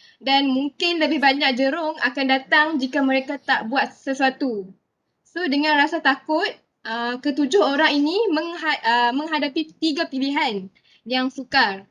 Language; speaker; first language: Malay; native; Malay